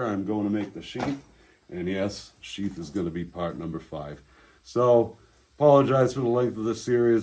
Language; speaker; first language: English; native; English